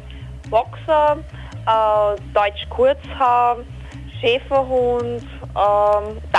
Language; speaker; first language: German; native; German